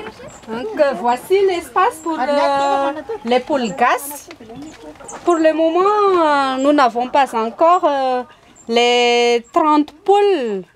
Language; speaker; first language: French; non-native, local second language; Malagasy